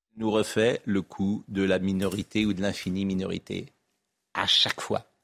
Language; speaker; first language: French; native; French